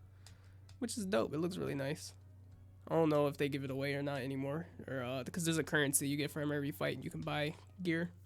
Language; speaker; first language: English; native; English